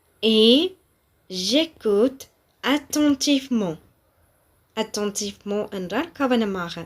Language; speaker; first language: French; non-native, fluent; Tamil